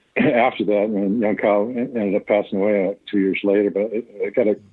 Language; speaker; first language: English; native; English